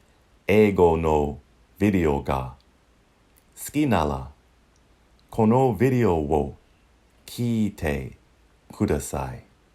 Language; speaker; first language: Japanese; non-native, fluent; English